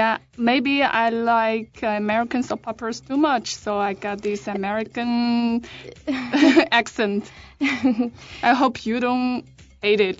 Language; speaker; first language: English; non-native, fluent; Chinese